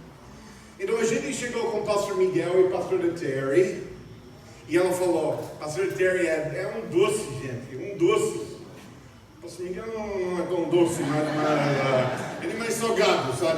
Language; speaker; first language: Portuguese; non-native, fluent; English